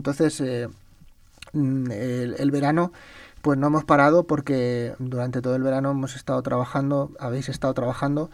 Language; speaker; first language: Spanish; native; Spanish